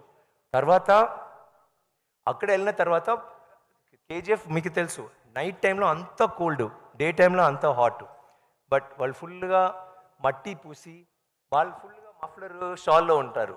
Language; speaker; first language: Telugu; non-native, learner; Tamil